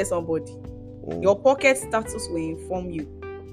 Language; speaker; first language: English; non-native, local second language; Yoruba